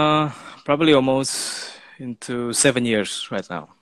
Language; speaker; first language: English; non-native, fluent; Indonesian